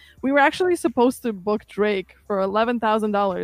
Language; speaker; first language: English; non-native, fluent; Kazakh